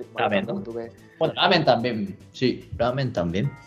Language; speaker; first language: Spanish; non-native, learner; Japanese